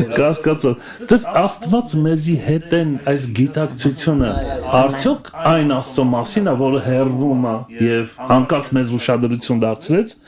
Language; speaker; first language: Armenian; native; Armenian